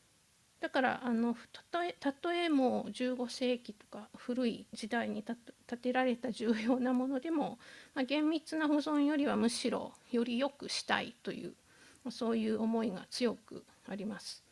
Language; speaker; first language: Japanese; native; Japanese